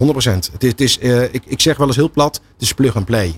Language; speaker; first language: Dutch; native; Dutch